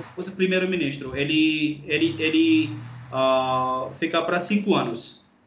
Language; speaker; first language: Portuguese; non-native, learner; Urdu